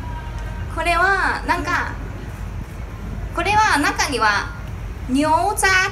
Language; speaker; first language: Japanese; non-native, fluent; Chinese